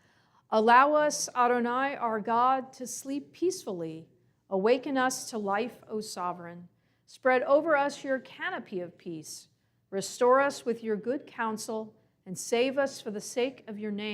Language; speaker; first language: English; native; English